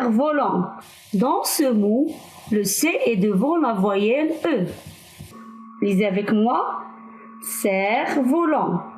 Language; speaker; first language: French; non-native, local second language; Arabic